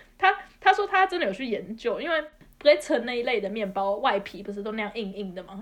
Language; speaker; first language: Chinese; native; Chinese